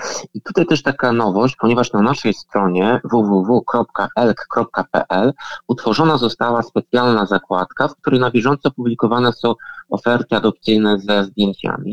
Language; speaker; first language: Polish; native; Polish